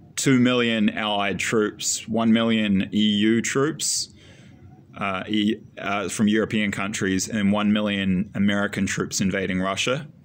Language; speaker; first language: English; native; English